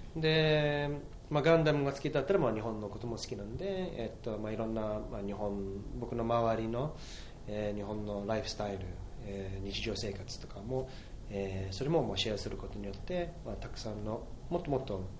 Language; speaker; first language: Japanese; non-native, fluent; English